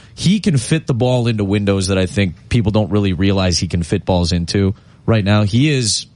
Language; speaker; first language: English; native; English